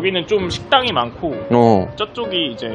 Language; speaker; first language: Korean; native; Korean